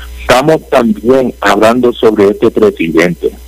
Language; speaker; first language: Spanish; early bilingual, heritage; Spanish